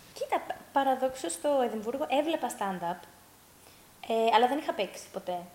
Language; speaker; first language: Greek; early bilingual, heritage; Greek